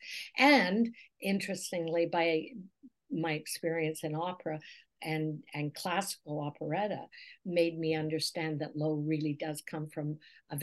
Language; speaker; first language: English; native; English